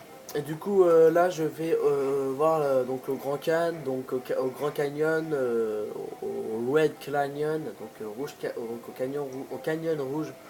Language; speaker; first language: French; native; French